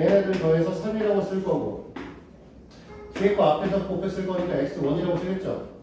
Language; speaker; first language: Korean; native; Korean